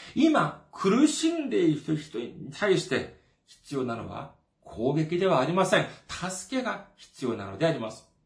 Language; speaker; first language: Japanese; non-native, fluent; Korean